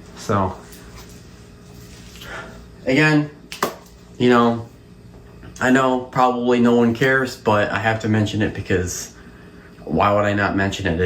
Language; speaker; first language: English; native; English